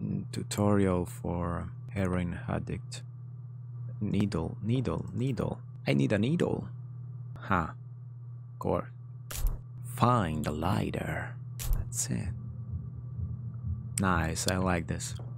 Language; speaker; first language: English; non-native, fluent; Italian